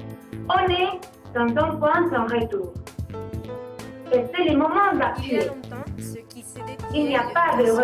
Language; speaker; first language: French; non-native, learner; Spanish